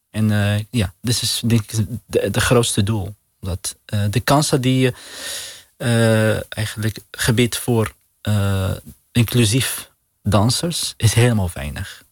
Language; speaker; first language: Dutch; non-native, learner; Arabic